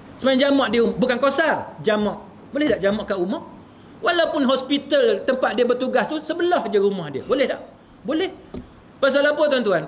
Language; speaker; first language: Malay; native; Malay